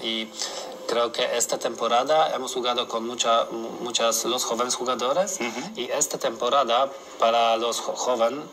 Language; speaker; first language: Spanish; non-native, learner; Polish